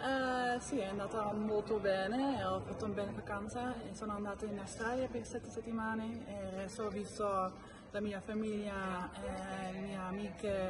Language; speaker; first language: Italian; non-native, fluent; Dutch